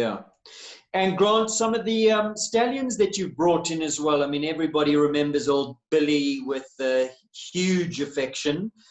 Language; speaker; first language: English; native; English